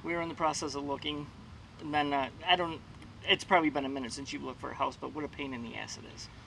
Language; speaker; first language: English; native; English